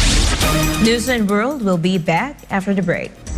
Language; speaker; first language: English; non-native, local second language; Filipino